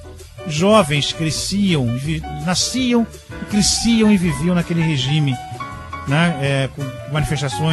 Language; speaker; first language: Portuguese; native; Portuguese